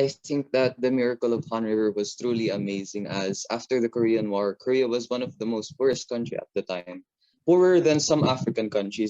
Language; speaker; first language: English; non-native, local second language; Filipino